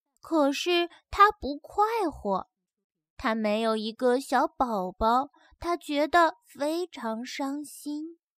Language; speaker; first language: Chinese; native; Chinese